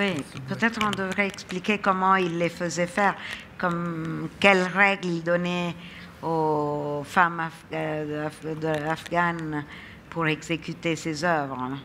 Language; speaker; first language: French; non-native, fluent; Italian